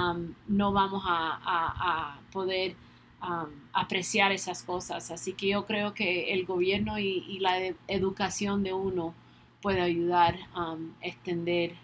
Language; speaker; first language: Spanish; early bilingual, other home language; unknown